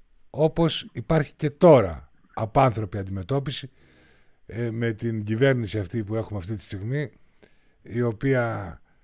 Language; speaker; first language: Greek; native; Greek